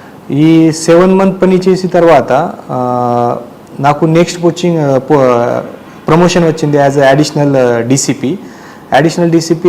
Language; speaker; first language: Telugu; non-native, learner; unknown